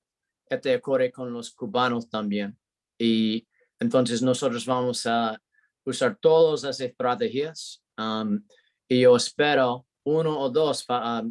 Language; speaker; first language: Spanish; non-native, learner; English